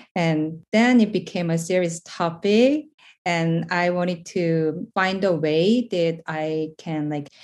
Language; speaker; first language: English; non-native, fluent; Korean